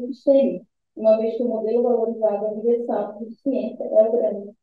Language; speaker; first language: Portuguese; native; Portuguese